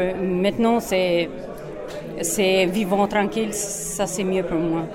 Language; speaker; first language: French; non-native, learner; Albanian